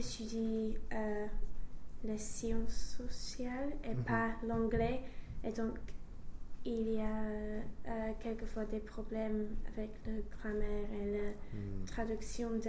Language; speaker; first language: French; non-native, learner; English